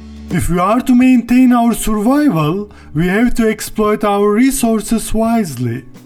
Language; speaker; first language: English; non-native, fluent; Turkish